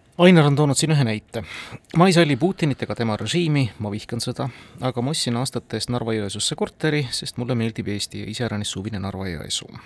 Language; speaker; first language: Estonian; native; Estonian